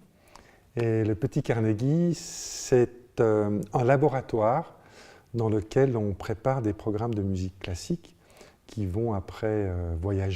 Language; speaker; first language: French; native; French